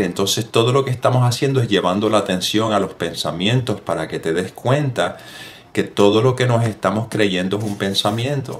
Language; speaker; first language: Spanish; native; Spanish